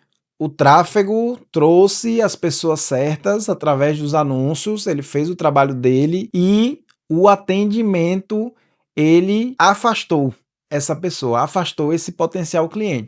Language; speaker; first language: Portuguese; native; Portuguese